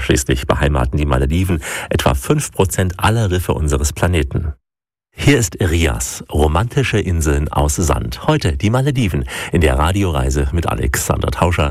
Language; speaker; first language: German; native; German